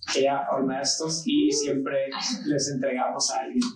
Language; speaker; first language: Spanish; native; Spanish